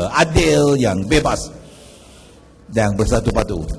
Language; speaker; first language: Malay; non-native, local second language; Chinese